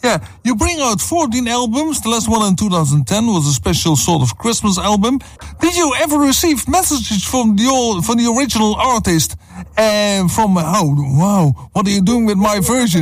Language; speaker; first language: English; non-native, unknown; Dutch